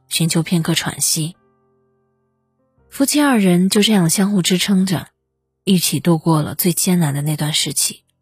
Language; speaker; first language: Chinese; native; Chinese